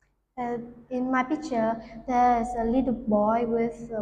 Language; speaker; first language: English; non-native, learner; Vietnamese